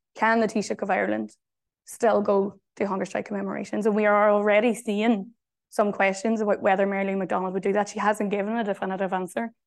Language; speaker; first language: English; native; English